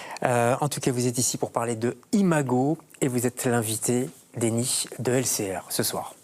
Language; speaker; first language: French; native; French